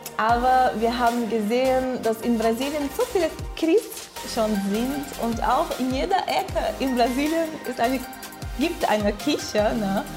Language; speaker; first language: German; non-native, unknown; Portuguese